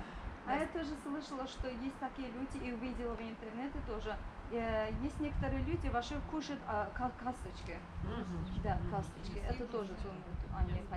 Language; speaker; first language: Russian; non-native, learner; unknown